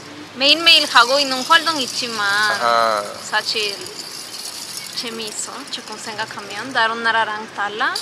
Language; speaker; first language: Korean; non-native, learner; Spanish